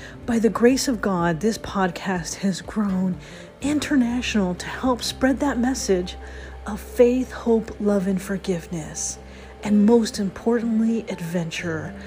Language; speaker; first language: English; native; English